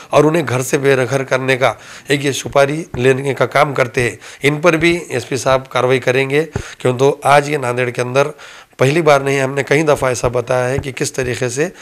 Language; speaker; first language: Hindi; non-native, local second language; Urdu